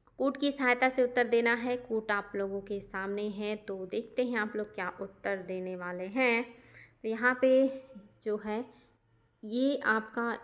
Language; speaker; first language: Hindi; native; Hindi